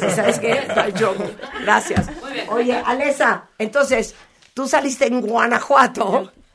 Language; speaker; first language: Spanish; native; Spanish